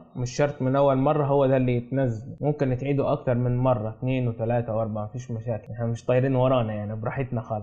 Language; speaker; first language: Arabic; native; Arabic